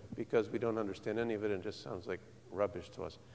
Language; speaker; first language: English; native; English